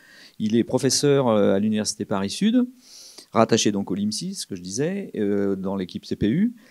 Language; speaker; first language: French; native; French